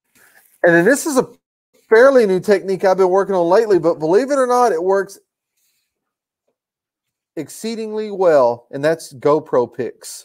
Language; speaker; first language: English; native; English